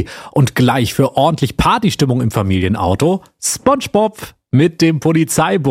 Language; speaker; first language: German; native; German